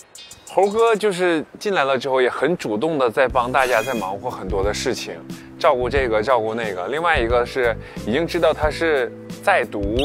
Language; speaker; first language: Chinese; native; Chinese